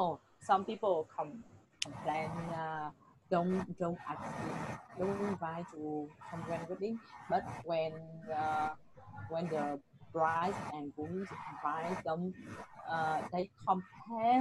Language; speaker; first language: English; non-native, learner; Vietnamese